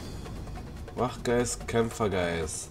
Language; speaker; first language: German; native; German